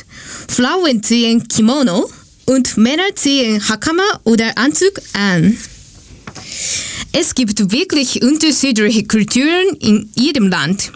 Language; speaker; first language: German; non-native, learner; Japanese